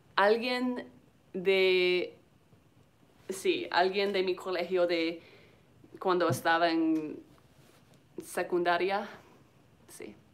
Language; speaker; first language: Spanish; non-native, learner; English